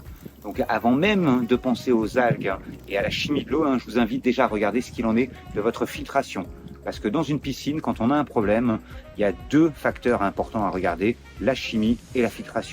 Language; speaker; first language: French; native; French